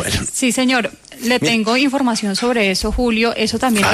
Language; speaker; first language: Spanish; native; Spanish